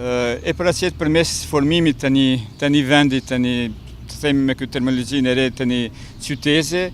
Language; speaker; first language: Albanian; native; Albanian